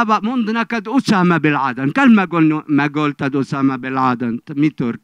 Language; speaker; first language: Hungarian; non-native, fluent; Arabic